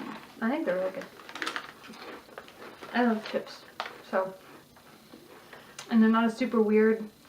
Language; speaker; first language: English; native; English